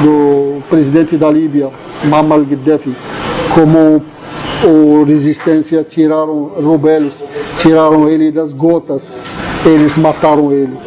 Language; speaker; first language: Portuguese; non-native, fluent; Arabic